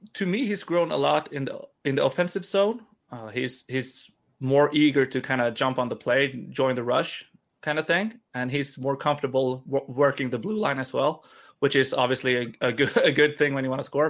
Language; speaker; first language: English; non-native, fluent; Swedish